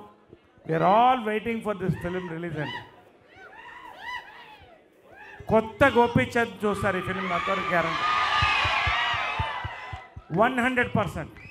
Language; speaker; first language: Telugu; native; Telugu